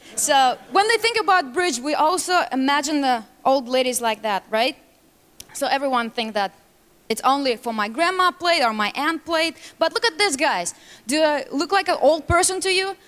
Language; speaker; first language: English; non-native, learner; Russian